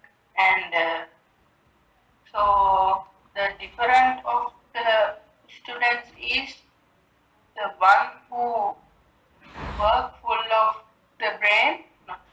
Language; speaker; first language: English; non-native, learner; Sinhala